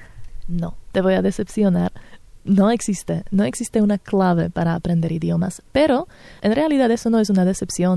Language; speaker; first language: Spanish; non-native, fluent; Slovak